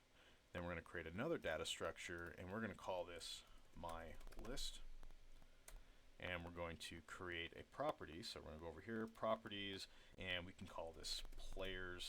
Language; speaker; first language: English; native; English